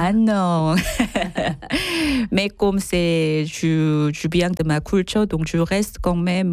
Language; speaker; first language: French; non-native, fluent; Korean